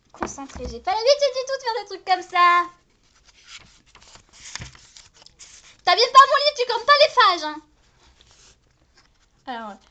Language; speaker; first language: French; native; French